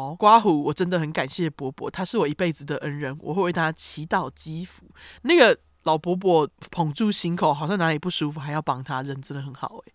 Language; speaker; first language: Chinese; native; Chinese